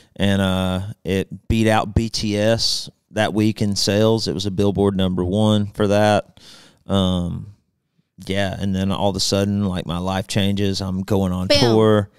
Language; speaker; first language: English; native; English